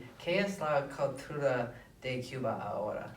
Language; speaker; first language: Spanish; non-native, learner; English